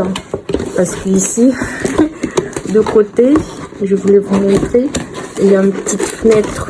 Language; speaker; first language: French; non-native, fluent; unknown